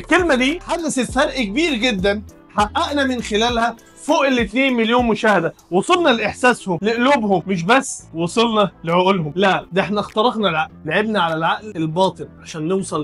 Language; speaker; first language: Arabic; native; Arabic